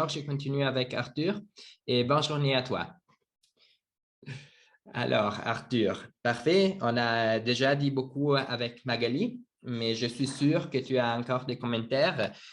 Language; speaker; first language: French; non-native, learner; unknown